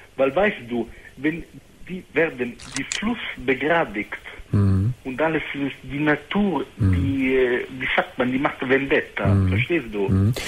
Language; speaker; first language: German; non-native, fluent; Italian